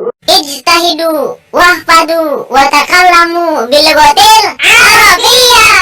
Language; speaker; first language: Arabic; non-native, learner; Indonesian